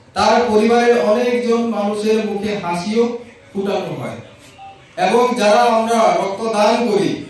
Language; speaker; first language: Bangla; native; Bangla